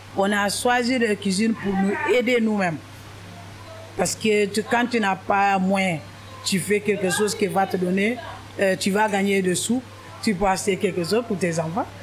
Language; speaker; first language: French; non-native, local second language; Wolof